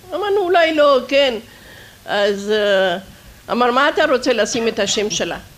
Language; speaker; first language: Hebrew; non-native, fluent; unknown